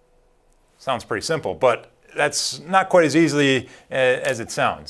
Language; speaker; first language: English; native; English